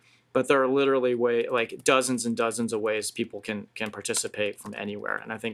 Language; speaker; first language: English; native; English